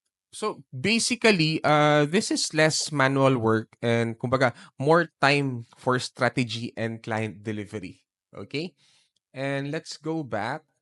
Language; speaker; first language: English; non-native, local second language; Filipino